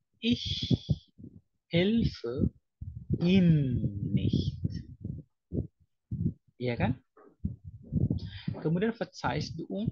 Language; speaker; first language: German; non-native, fluent; Indonesian